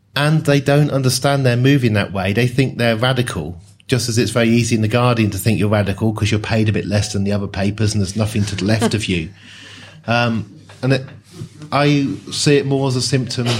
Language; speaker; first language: English; native; English